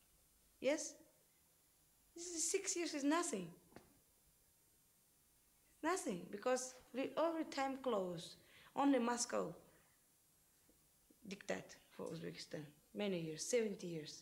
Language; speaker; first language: English; non-native, learner; Uzbek